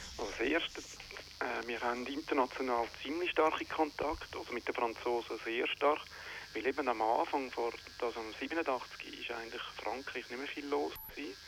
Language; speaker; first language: German; non-native, local second language; French